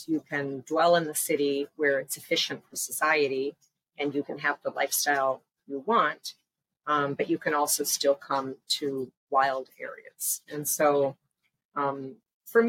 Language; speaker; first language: English; native; English